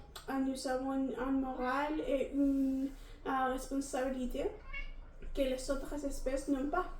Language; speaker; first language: French; non-native, learner; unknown